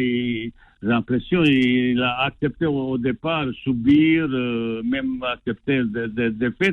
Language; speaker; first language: French; non-native, fluent; Bosnian